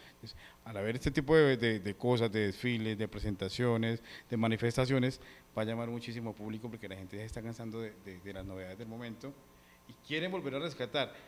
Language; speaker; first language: Spanish; native; Spanish